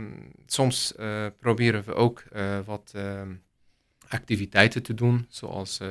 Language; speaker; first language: Dutch; non-native, learner; Arabic